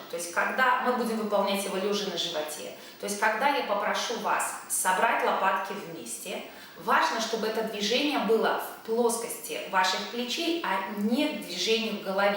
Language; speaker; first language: Russian; native; Russian